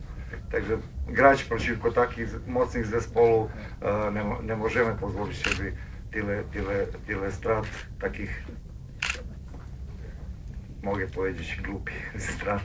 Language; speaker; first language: Polish; non-native, learner; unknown